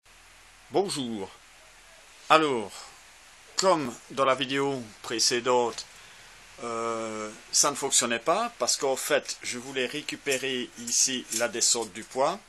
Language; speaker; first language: French; native; French